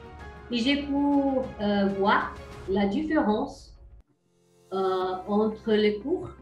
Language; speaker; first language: French; non-native, learner; Portuguese